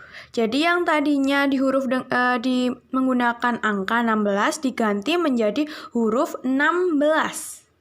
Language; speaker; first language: Indonesian; native; Indonesian